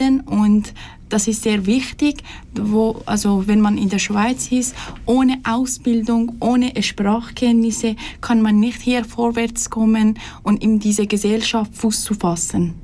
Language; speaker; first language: German; non-native, fluent; Persian